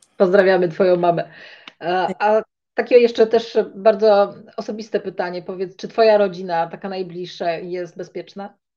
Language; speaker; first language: Polish; native; Polish